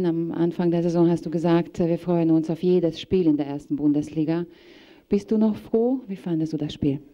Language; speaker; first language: German; native; German